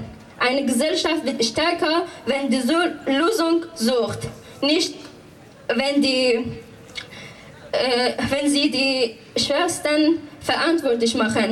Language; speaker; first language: German; non-native, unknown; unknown